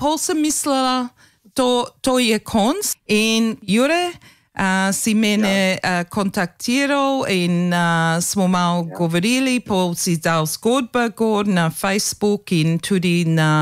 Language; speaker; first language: Slovenian; early bilingual, heritage; Slovenian